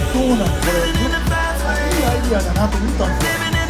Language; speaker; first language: Japanese; native; Japanese